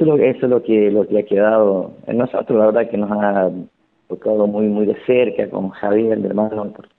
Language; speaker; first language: Spanish; native; Spanish